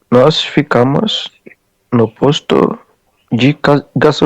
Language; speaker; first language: Portuguese; non-native, learner; English